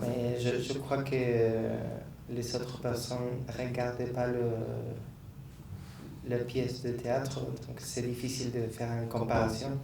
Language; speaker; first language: French; non-native, learner; Spanish